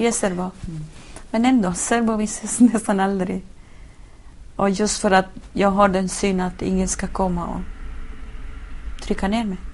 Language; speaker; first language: Swedish; non-native, fluent; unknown